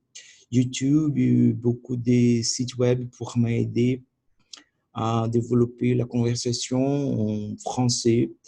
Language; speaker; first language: French; non-native, learner; Portuguese